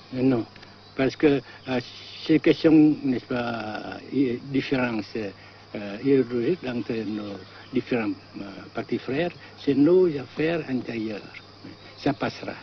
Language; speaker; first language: French; non-native, local second language; Vietnamese